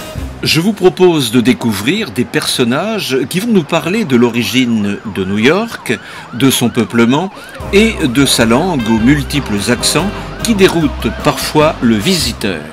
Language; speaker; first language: French; non-native, fluent; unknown